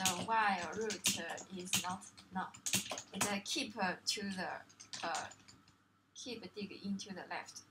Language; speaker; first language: English; non-native, fluent; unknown